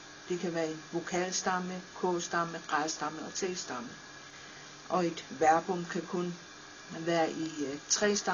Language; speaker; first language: Danish; non-native, local second language; Kalaallisut